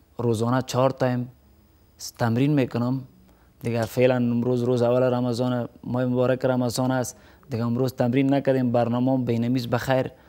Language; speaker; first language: Persian; native; Persian